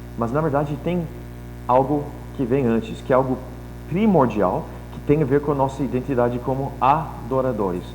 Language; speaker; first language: Portuguese; non-native, fluent; English